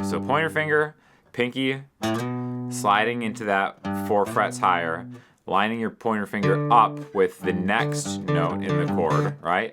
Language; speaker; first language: English; native; English